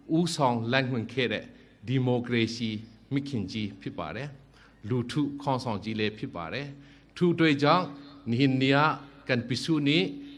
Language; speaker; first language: Burmese; non-native, local second language; Hakha Chin